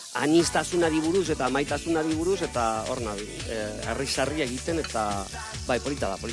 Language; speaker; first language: Basque; non-native, local second language; Spanish